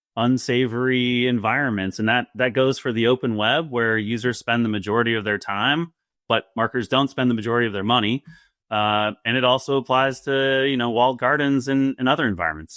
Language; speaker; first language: English; native; English